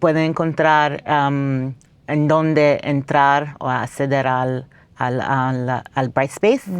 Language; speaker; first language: Spanish; non-native, fluent; English